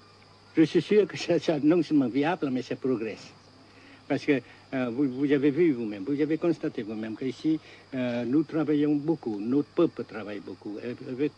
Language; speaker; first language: French; non-native, fluent; Vietnamese